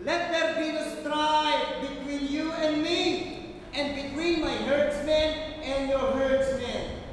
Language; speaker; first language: English; non-native, local second language; Filipino